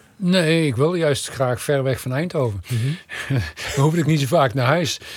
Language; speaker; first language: Dutch; native; Dutch